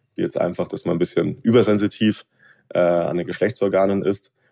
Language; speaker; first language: German; native; German